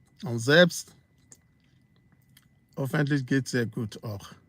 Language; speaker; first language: German; non-native, learner; English